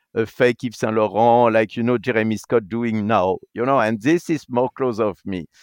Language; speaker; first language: English; non-native, learner; French